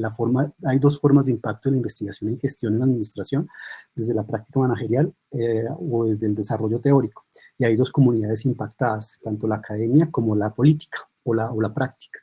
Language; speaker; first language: Spanish; native; Spanish